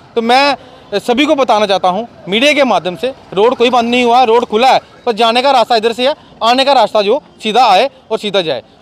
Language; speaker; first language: Hindi; native; Hindi